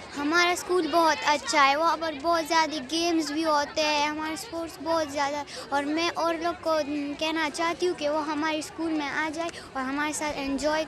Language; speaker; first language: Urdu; non-native, local second language; Pashto